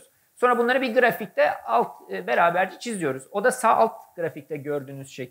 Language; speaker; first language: Turkish; native; Turkish